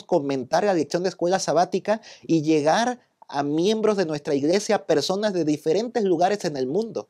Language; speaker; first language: Spanish; native; Spanish